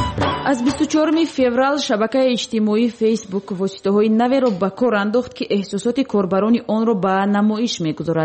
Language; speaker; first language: Tajik; native; Tajik